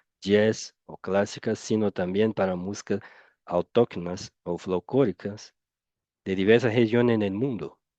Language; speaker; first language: Spanish; non-native, fluent; Portuguese